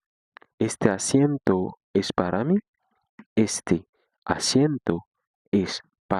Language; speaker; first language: Spanish; non-native, fluent; Haitian Creole